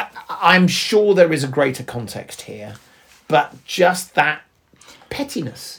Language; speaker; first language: English; native; English